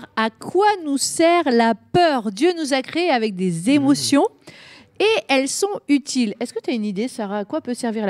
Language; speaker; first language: French; native; French